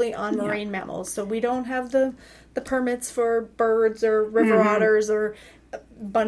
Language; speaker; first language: English; native; English